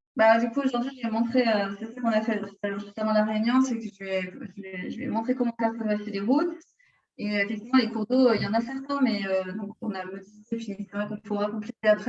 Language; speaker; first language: French; native; French